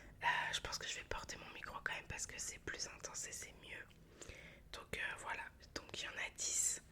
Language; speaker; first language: French; native; French